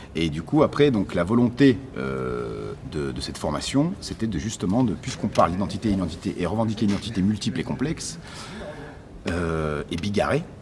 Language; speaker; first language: French; early bilingual, other home language; Arabic